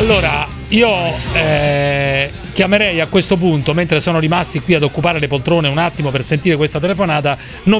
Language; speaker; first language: Italian; native; Italian